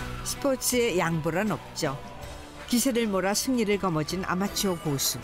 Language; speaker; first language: Korean; native; Korean